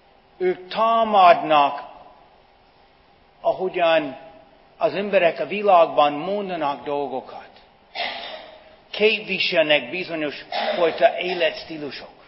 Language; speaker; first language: Hungarian; non-native, fluent; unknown